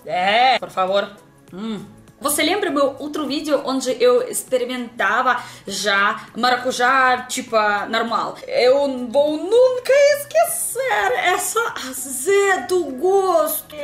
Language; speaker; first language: Portuguese; non-native, learner; Russian